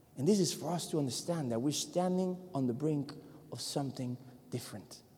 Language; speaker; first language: English; non-native, fluent; Spanish